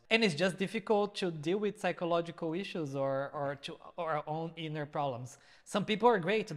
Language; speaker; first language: English; non-native, fluent; Portuguese